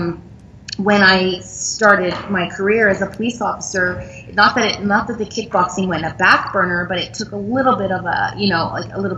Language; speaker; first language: English; native; English